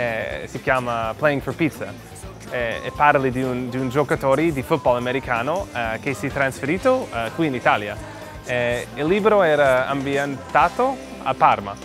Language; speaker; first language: Italian; non-native, learner; English